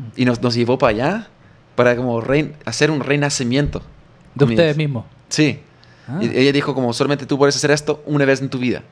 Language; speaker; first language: Spanish; non-native, fluent; English